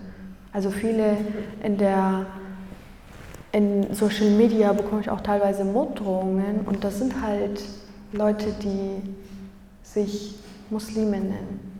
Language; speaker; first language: German; early bilingual, other home language; Kurdish